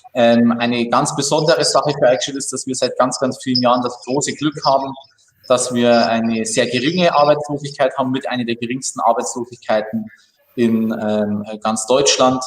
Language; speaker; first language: German; native; German